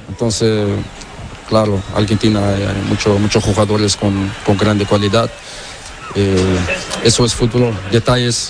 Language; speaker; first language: Spanish; non-native, learner; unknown